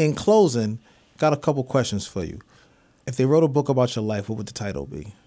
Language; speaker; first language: English; native; English